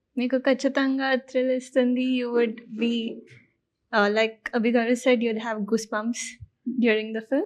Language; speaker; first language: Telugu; non-native, learner; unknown